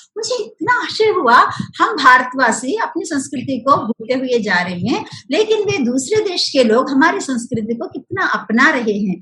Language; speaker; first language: Hindi; non-native, local second language; Telugu